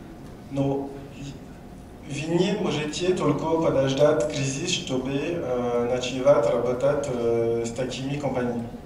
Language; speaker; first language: Russian; non-native, learner; French